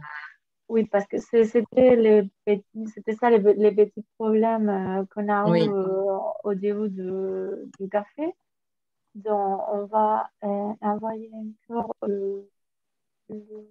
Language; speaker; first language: French; non-native, fluent; Spanish